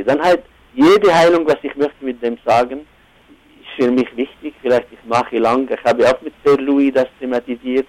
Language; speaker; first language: German; non-native, fluent; Arabic